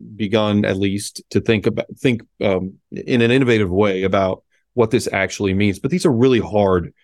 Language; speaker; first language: English; early bilingual, other home language; Spanish